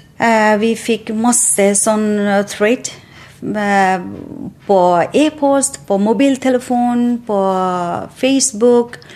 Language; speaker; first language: Norwegian; non-native, fluent; Bangla